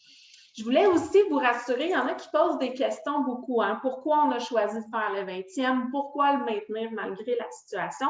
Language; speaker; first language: French; native; French